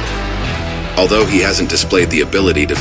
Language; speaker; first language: English; native; English